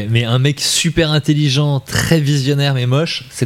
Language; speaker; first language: French; native; French